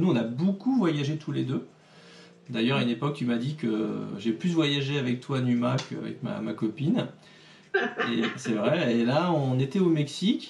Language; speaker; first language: French; native; French